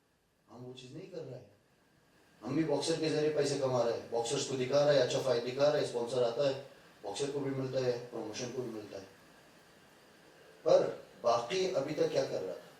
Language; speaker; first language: Hindi; non-native, fluent; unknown